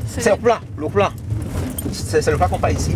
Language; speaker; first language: French; non-native, local second language; Fon